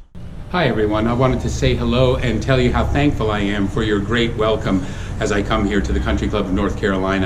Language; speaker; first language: English; native; English